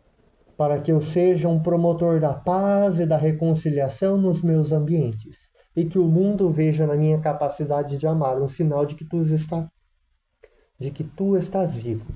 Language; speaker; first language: Portuguese; native; Portuguese